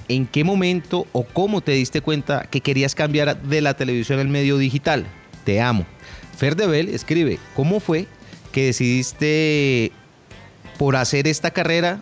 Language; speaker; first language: Spanish; native; Spanish